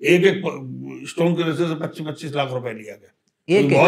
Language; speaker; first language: Hindi; native; Hindi